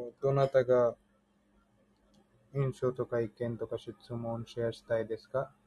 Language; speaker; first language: Japanese; non-native, learner; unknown